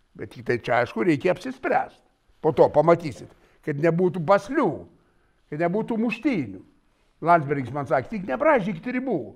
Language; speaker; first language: Lithuanian; native; Lithuanian